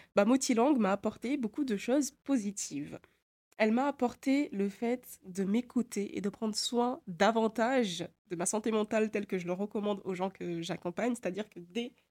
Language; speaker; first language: French; native; French